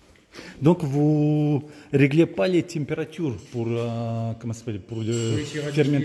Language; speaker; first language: French; non-native, learner; Russian